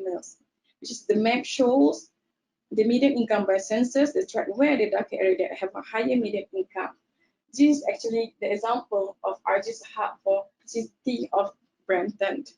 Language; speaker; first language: English; non-native, local second language; Malay